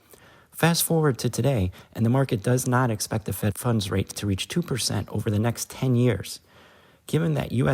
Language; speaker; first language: English; native; English